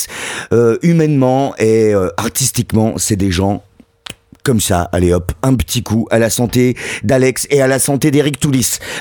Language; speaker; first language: French; native; French